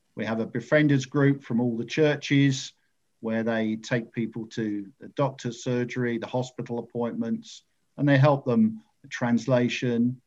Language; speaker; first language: English; native; English